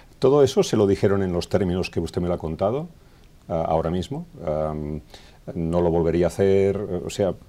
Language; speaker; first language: Spanish; non-native, local second language; Catalan